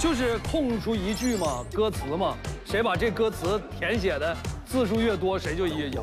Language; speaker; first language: Chinese; native; Chinese